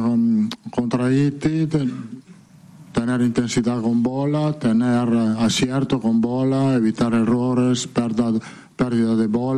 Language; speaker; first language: Portuguese; non-native, fluent; Italian